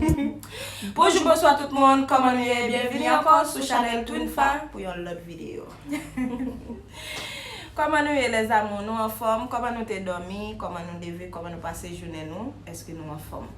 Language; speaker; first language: French; non-native, local second language; Haitian Creole